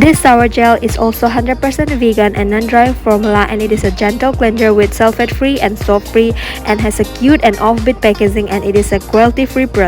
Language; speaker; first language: English; non-native, local second language; Manipuri